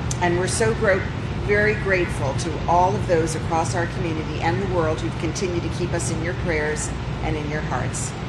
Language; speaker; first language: English; native; English